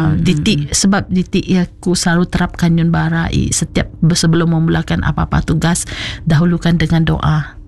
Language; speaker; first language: Malay; non-native, local second language; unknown